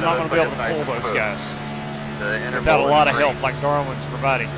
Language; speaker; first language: English; native; English